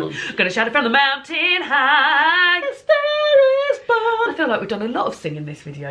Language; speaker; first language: English; native; English